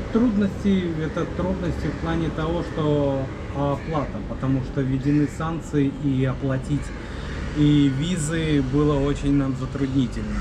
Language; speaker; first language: Russian; native; Russian